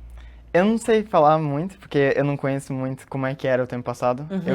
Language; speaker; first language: Portuguese; early bilingual, heritage; Portuguese